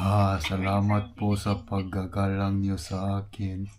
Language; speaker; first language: Filipino; non-native, local second language; Cebuano